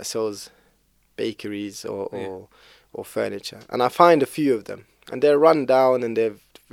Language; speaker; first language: English; native; English